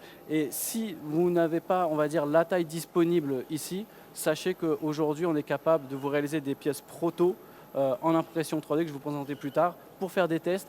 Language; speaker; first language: French; native; French